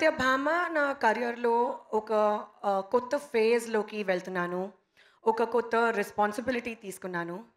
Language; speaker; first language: Telugu; non-native, learner; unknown